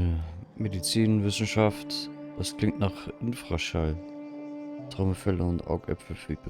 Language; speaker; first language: German; native; German